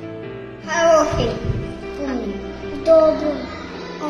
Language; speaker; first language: Russian; non-native, local second language; Kazakh